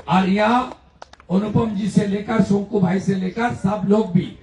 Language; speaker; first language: Hindi; non-native, local second language; Bangla